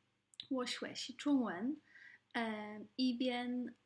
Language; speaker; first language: Chinese; non-native, learner; English